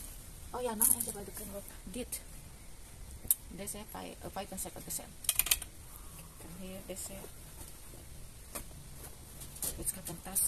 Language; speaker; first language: Dutch; non-native, learner; Indonesian